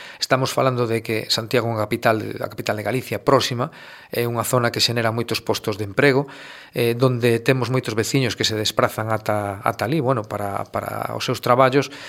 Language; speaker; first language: Galician; native; Galician